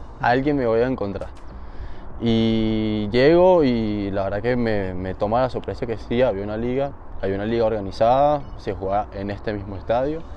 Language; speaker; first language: Spanish; native; Spanish